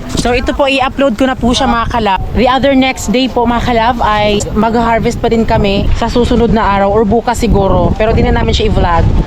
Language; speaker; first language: Filipino; non-native, local second language; Cebuano